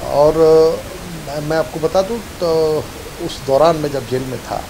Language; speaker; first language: Hindi; native; Hindi